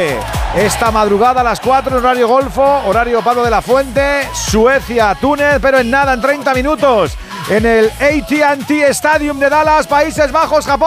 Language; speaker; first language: Spanish; native; Spanish